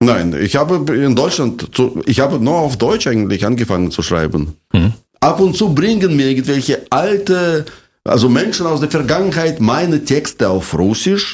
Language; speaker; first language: German; non-native, fluent; Russian